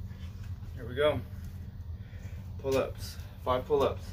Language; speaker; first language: English; native; English